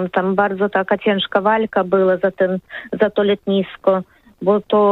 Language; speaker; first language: Polish; non-native, learner; Russian